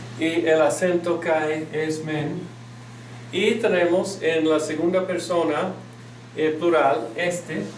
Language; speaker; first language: Spanish; non-native, fluent; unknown